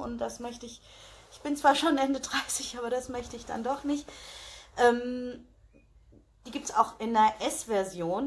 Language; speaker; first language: German; native; German